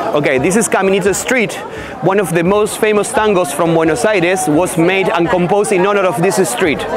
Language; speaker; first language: English; non-native, fluent; Spanish